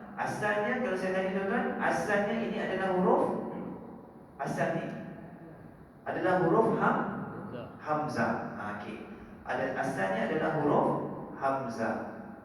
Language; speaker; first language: Malay; native; Malay